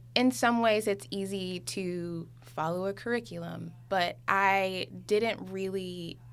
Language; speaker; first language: English; native; English